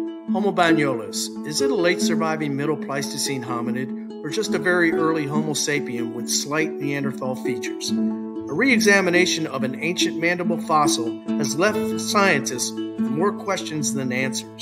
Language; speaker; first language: English; native; English